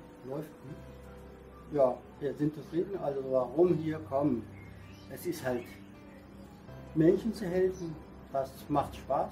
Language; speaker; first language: German; non-native, learner; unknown